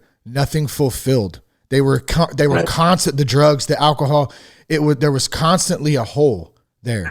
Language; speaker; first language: English; native; English